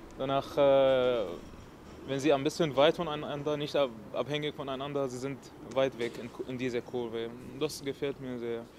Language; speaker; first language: German; non-native, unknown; Arabic